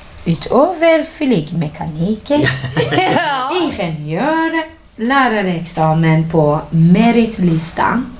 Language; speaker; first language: Swedish; non-native, fluent; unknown